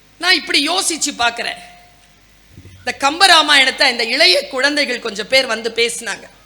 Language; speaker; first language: Tamil; non-native, local second language; Urdu